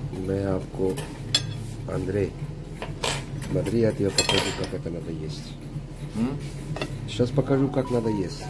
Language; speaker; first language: Russian; non-native, fluent; Urdu